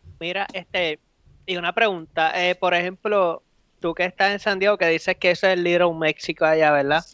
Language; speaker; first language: Spanish; native; Spanish